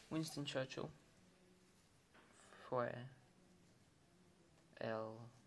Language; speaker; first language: Spanish; non-native, learner; English